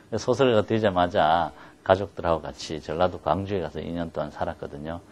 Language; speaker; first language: Korean; native; Korean